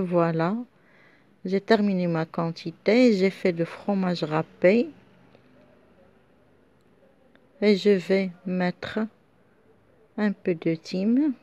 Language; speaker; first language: French; non-native, local second language; Arabic